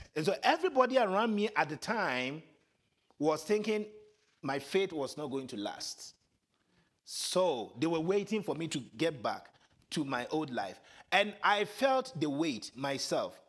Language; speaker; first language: English; non-native, local second language; Akan